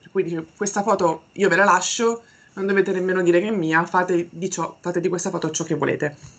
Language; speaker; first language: Italian; native; Italian